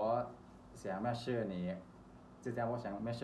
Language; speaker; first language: Chinese; non-native, learner; Thai